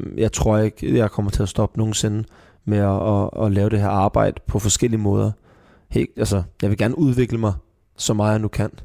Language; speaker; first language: Danish; early bilingual, other home language; Persian